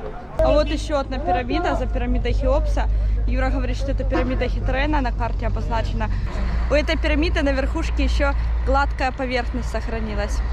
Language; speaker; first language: Russian; native; Russian